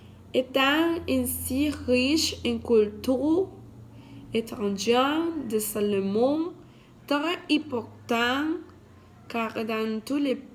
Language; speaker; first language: French; non-native, learner; Spanish